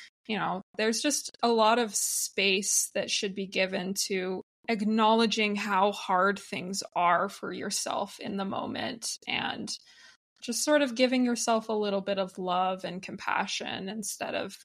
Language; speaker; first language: English; native; English